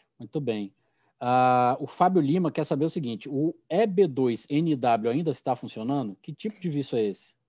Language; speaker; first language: Portuguese; native; Portuguese